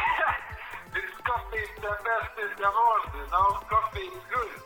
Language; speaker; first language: English; non-native, learner; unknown